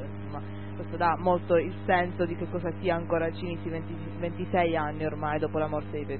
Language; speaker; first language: Italian; native; Italian